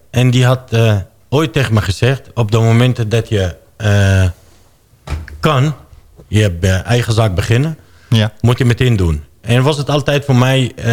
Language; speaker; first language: Dutch; non-native, fluent; Arabic